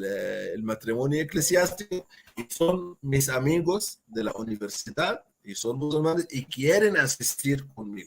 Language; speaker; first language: Spanish; non-native, fluent; Arabic